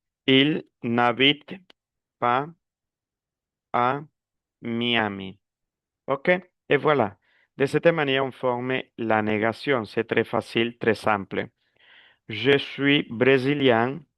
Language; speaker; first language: French; non-native, fluent; Spanish